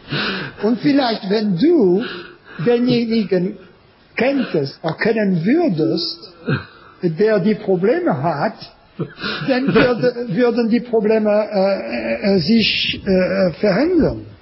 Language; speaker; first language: German; non-native, learner; French